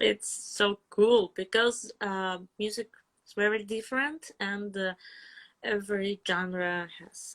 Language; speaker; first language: English; non-native, fluent; Russian